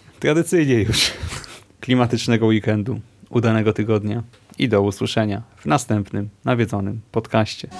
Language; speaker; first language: Polish; native; Polish